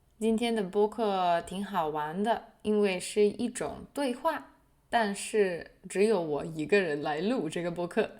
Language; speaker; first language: Chinese; non-native, fluent; Polish